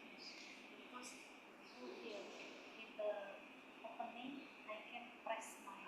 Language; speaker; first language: English; non-native, learner; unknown